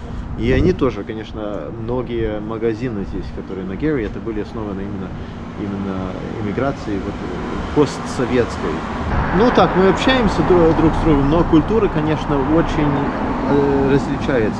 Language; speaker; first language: Russian; early bilingual, heritage; Russian